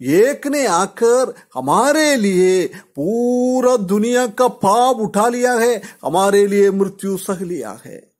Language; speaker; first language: Hindi; non-native, local second language; Malayalam